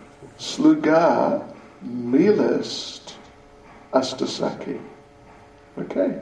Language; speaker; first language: Russian; non-native, learner; English